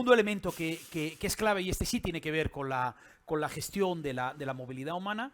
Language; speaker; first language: Spanish; native; Spanish